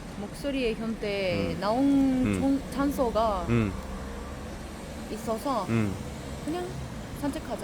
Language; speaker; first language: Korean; non-native, learner; Japanese